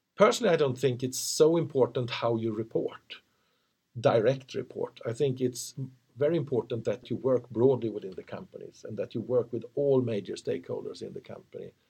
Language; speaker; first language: English; non-native, fluent; Swedish